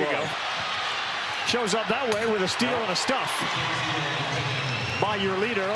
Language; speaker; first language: English; native; English